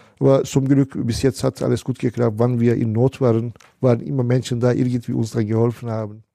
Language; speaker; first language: German; non-native, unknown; Turkish